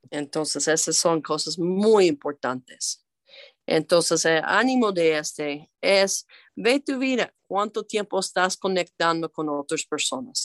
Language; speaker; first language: Spanish; non-native, fluent; English